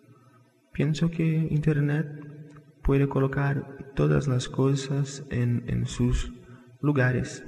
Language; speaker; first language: Spanish; non-native, fluent; Portuguese